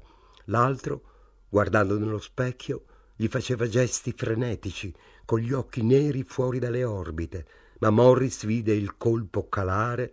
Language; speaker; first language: Italian; native; Italian